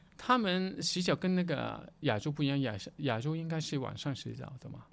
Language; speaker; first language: Chinese; non-native, local second language; Cantonese